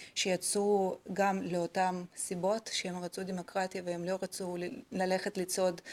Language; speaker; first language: Hebrew; non-native, fluent; Russian